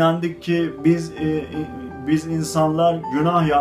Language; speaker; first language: Turkish; non-native, fluent; Azerbaijani